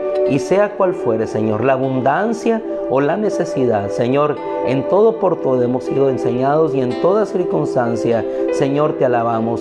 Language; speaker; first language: Spanish; native; Spanish